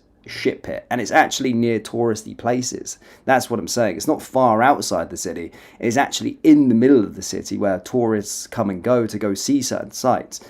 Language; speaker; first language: English; native; English